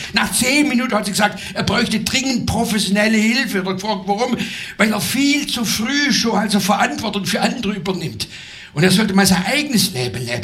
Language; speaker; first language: German; native; German